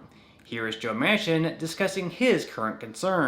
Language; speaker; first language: English; native; English